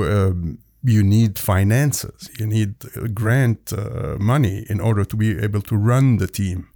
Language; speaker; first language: English; non-native, fluent; Arabic